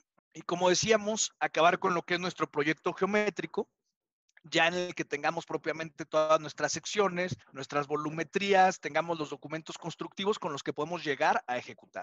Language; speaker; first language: Spanish; native; Spanish